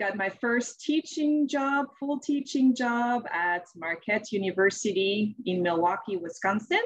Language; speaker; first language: English; non-native, fluent; French